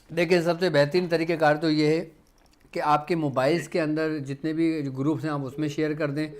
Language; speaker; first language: Urdu; native; Urdu